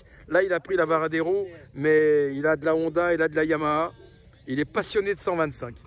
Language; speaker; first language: French; native; French